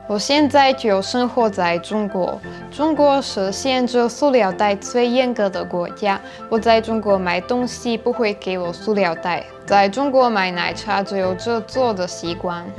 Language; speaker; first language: Chinese; non-native, fluent; Slovak